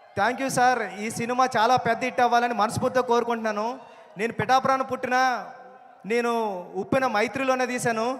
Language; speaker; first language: Telugu; native; Telugu